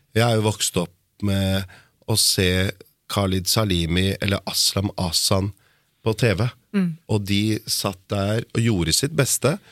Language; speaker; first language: Norwegian; early bilingual, other home language; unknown